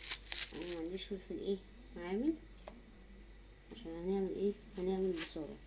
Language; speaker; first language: Arabic; native; Arabic